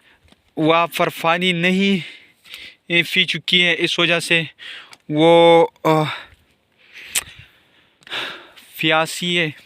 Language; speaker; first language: Hindi; non-native, local second language; Pashto